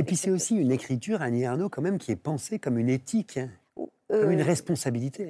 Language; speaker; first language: French; native; French